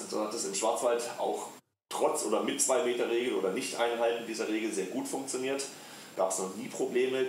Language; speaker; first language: German; native; German